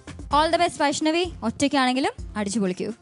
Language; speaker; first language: Malayalam; native; Malayalam